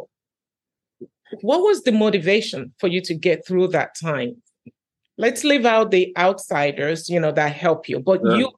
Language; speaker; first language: English; native; English